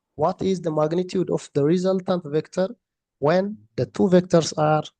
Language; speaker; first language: English; non-native, local second language; Amharic